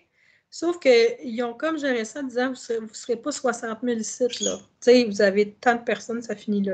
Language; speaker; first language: French; native; French